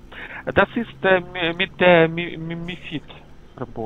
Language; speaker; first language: German; non-native, fluent; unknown